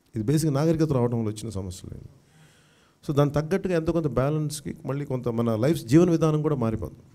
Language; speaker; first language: Telugu; native; Telugu